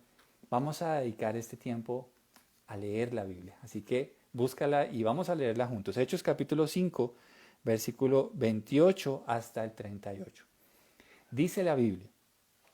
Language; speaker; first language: Spanish; native; Spanish